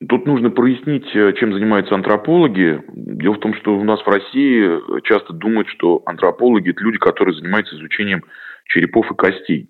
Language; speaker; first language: Russian; native; Russian